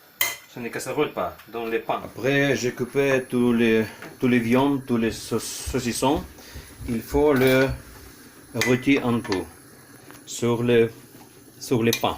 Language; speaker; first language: French; non-native, learner; Ukrainian